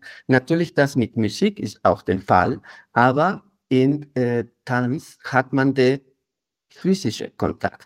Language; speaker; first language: German; non-native, fluent; Spanish